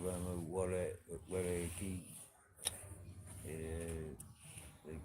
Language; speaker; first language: Spanish; non-native, learner; English